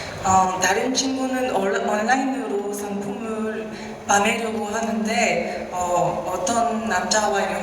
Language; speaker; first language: Korean; non-native, learner; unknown